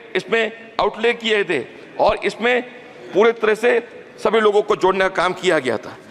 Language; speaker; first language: Hindi; native; Hindi